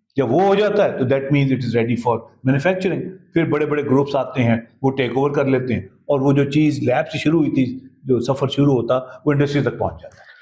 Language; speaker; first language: Urdu; native; Urdu